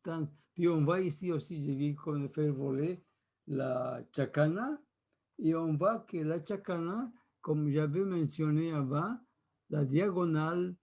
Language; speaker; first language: French; non-native, fluent; Spanish